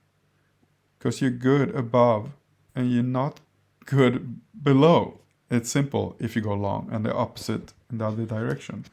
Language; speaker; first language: English; non-native, fluent; Swedish